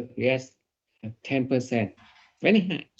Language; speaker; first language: English; non-native, learner; Vietnamese